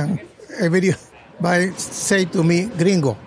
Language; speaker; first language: English; non-native, learner; Spanish